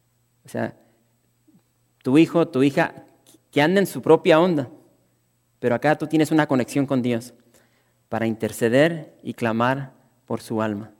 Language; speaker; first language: Spanish; native; Spanish